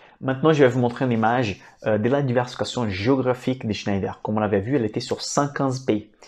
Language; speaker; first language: French; non-native, fluent; Portuguese